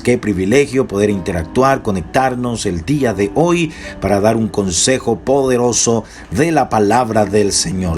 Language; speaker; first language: Spanish; native; Spanish